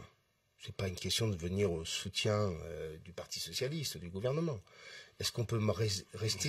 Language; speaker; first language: French; native; French